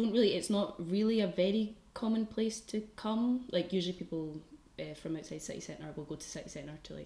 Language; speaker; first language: English; native; English